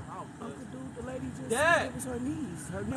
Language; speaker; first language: English; native; English